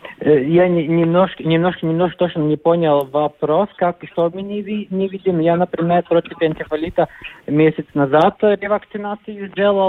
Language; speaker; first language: Russian; non-native, local second language; Latvian